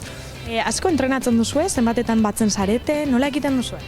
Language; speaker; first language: Basque; native; Basque